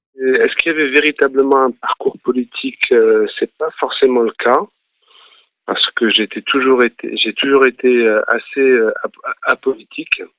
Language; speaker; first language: French; early bilingual, other home language; Arabic